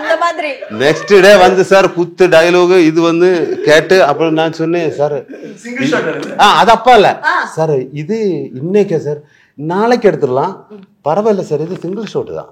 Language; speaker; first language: Tamil; non-native, learner; Malayalam